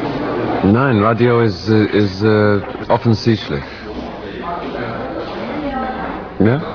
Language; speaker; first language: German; non-native, learner; English